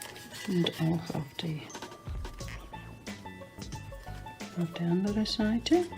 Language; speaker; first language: German; non-native, fluent; English